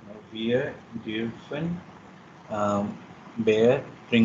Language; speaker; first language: German; non-native, learner; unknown